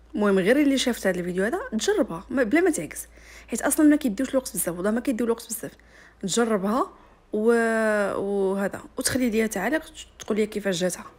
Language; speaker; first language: Arabic; native; Arabic